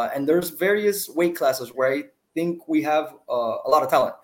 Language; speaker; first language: English; non-native, fluent; Spanish